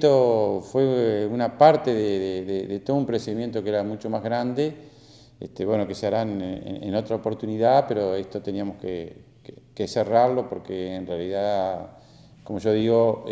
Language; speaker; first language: Spanish; native; Spanish